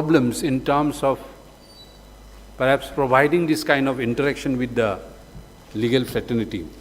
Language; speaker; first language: English; non-native, local second language; Manipuri